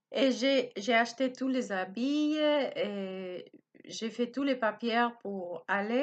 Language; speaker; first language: French; non-native, learner; Spanish